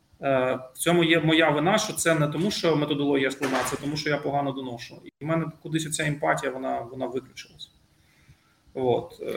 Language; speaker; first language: Ukrainian; non-native, local second language; Russian